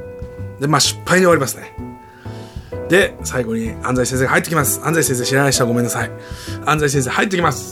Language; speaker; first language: Japanese; native; Japanese